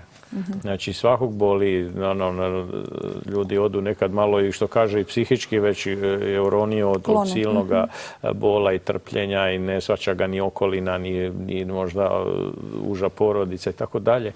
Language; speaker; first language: Croatian; native; Croatian